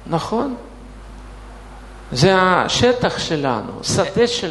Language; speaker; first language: Hebrew; non-native, fluent; Russian